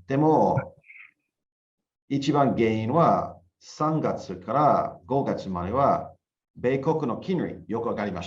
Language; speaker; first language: Japanese; non-native, learner; English